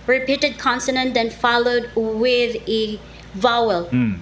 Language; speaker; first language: English; non-native, local second language; Cebuano